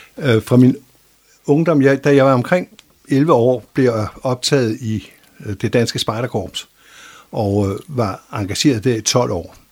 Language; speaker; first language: Danish; native; Danish